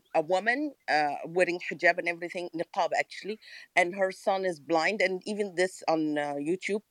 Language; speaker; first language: English; non-native, fluent; Arabic